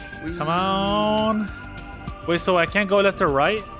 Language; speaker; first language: English; native; English